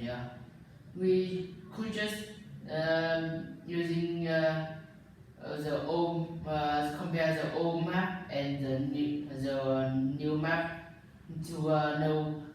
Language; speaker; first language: English; non-native, learner; Vietnamese